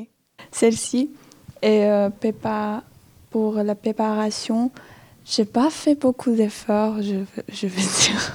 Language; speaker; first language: French; non-native, fluent; Chinese